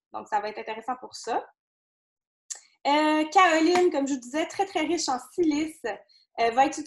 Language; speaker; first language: French; native; French